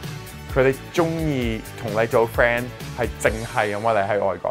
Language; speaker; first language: Chinese; non-native, fluent; English